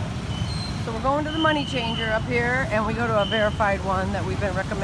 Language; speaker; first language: English; native; English